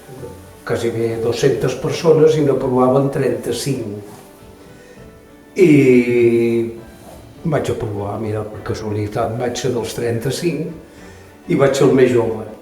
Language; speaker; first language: Catalan; native; Catalan